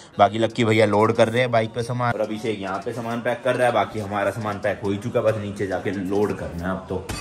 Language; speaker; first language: Hindi; native; Hindi